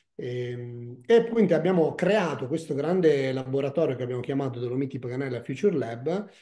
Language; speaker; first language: Italian; native; Italian